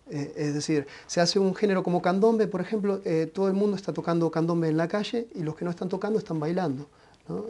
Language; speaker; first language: Spanish; native; Spanish